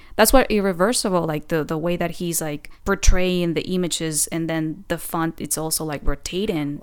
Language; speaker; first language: English; non-native, fluent; Spanish